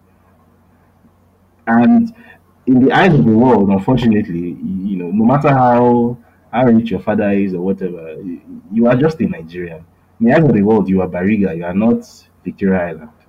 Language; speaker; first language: English; non-native, local second language; Yoruba